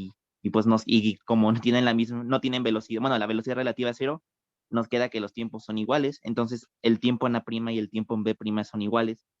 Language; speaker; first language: Spanish; native; Spanish